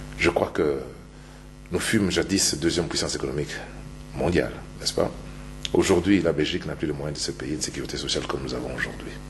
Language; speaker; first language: French; non-native, local second language; Luba-Lulua